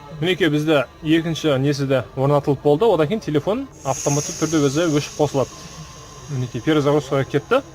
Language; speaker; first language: Kazakh; native; Kazakh